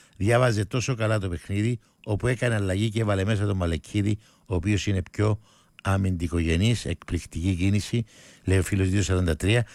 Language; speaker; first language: Greek; native; Greek